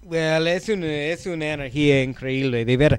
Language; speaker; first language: Spanish; non-native, learner; English